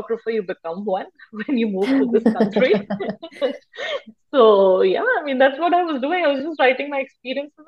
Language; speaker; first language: English; non-native, local second language; Hindi